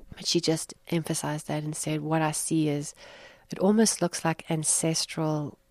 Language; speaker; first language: English; native; English